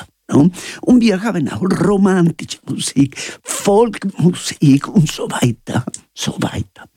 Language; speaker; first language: German; non-native, learner; Spanish